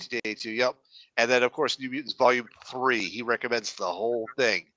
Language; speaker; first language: English; native; English